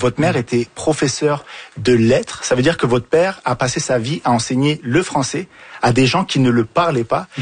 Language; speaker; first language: French; early bilingual, other home language; Arabic